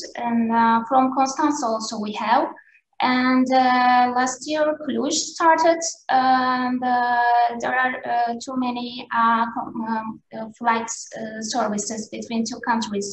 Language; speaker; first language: English; non-native, fluent; Turkish